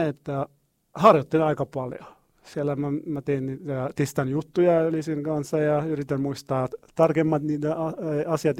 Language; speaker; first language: Finnish; non-native, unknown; Arabic